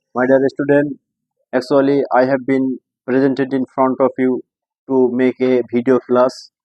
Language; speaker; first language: English; non-native, local second language; Bangla